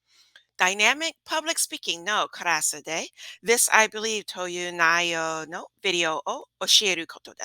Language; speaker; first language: Japanese; non-native, fluent; English